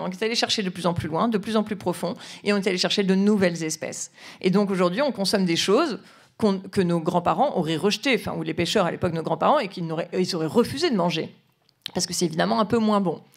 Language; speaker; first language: French; native; French